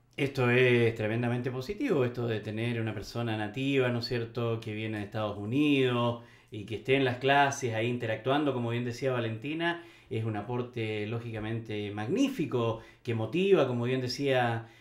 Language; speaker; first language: Spanish; native; Spanish